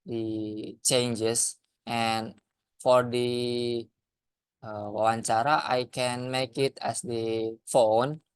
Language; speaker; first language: English; non-native, learner; Indonesian